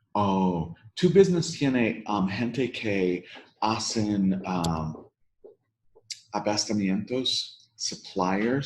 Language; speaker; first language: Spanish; non-native, learner; English